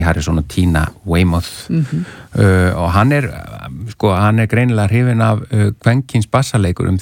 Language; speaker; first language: Icelandic; native; Icelandic